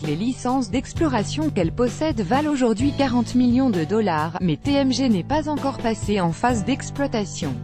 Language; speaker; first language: French; native; French